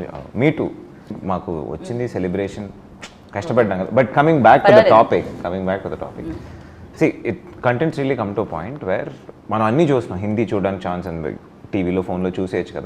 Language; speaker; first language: Telugu; native; Telugu